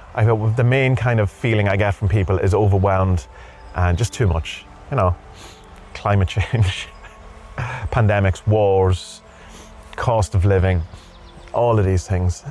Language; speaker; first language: English; native; English